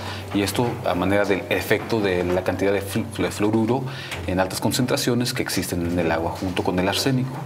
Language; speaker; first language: Spanish; native; Spanish